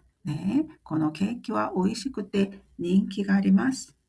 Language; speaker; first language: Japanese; non-native, fluent; Korean